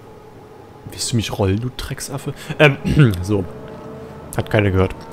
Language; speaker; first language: German; native; German